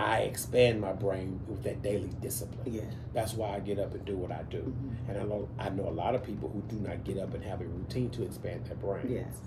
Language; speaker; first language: English; native; English